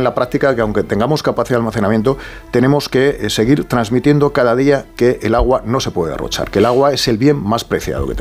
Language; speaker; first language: Spanish; native; Spanish